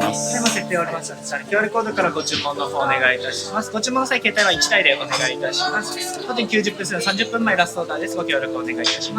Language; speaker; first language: Japanese; native; Japanese